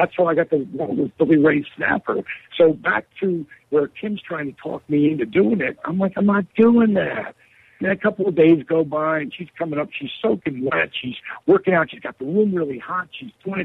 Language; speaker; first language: English; native; English